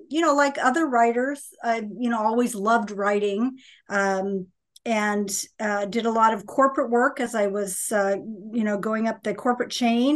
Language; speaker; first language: English; native; English